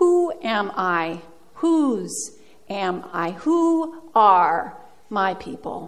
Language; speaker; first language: English; early bilingual, other home language; Dutch